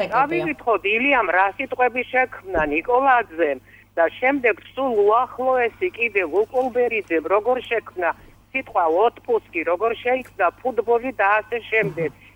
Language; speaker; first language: Georgian; native; Georgian